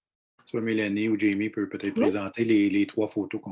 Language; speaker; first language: French; native; French